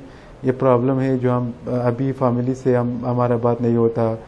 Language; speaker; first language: Hindi; non-native, learner; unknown